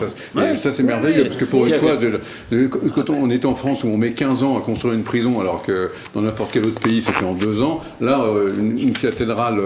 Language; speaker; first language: French; native; French